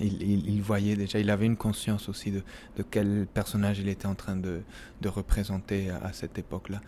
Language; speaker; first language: French; non-native, fluent; Spanish